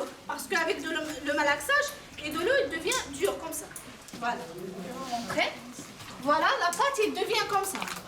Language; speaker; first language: French; non-native, local second language; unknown